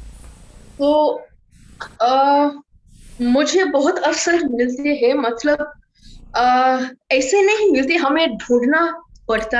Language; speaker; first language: Hindi; non-native, fluent; English